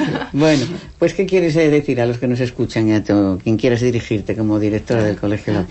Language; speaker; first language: Spanish; native; Spanish